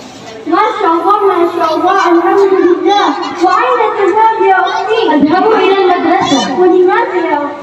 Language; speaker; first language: Arabic; non-native, learner; Maranao